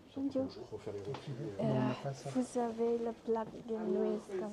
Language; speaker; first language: French; non-native, learner; Indonesian